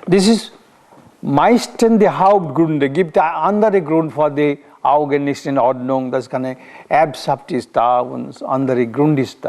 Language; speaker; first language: German; non-native, learner; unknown